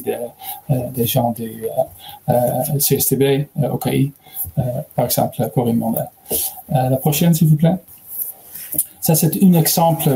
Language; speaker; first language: French; non-native, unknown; Dutch